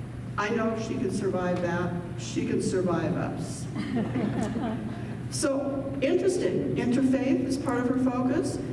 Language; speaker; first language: English; native; English